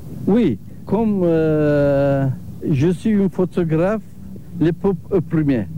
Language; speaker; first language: French; non-native, learner; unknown